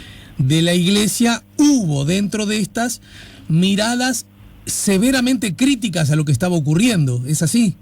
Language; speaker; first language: Spanish; native; Spanish